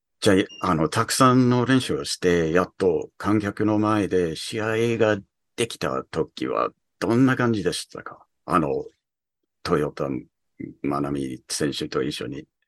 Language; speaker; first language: Japanese; early bilingual, heritage; English